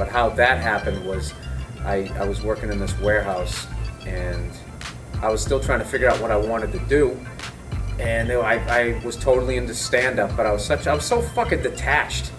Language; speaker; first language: English; native; English